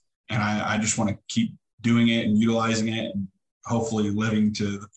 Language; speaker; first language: English; native; English